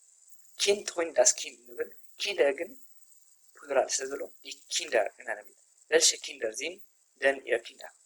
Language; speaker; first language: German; non-native, fluent; Tigrinya